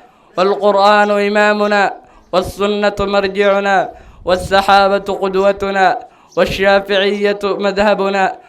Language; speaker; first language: Arabic; non-native, learner; Somali